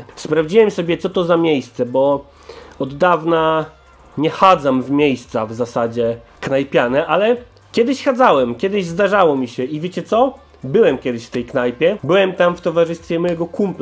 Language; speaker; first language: Polish; native; Polish